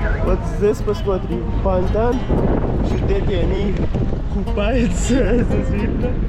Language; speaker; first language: Russian; non-native, learner; Pashto